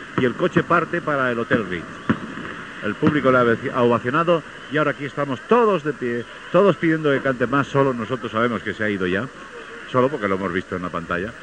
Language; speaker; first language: Spanish; native; Spanish